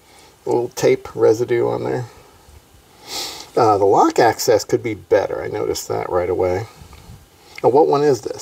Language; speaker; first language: English; native; English